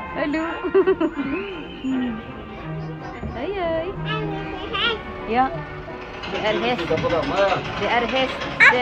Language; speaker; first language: Norwegian; non-native, learner; Filipino